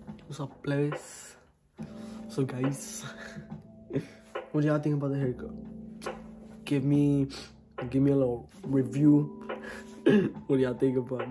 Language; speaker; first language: English; early bilingual, other home language; Spanish